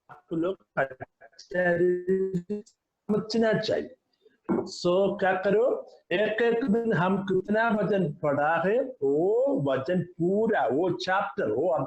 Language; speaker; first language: Hindi; non-native, local second language; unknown